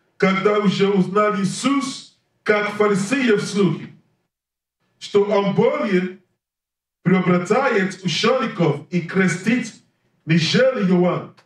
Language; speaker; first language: Russian; non-native, learner; English